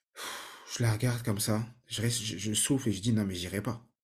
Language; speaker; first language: French; native; French